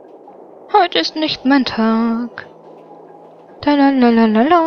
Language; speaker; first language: German; native; German